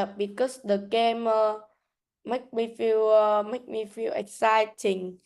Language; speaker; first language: English; non-native, learner; Vietnamese